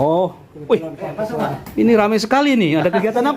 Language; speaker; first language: Indonesian; native; Indonesian